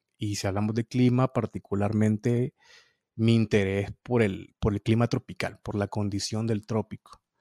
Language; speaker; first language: Spanish; native; Spanish